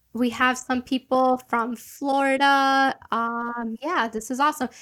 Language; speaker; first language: English; early bilingual, other home language; Italian